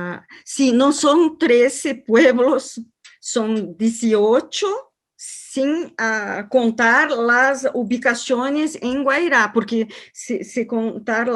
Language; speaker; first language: Spanish; non-native, learner; Portuguese